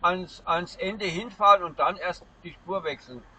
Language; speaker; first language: German; native; German